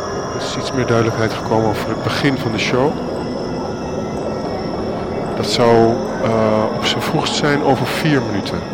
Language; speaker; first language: Dutch; native; Dutch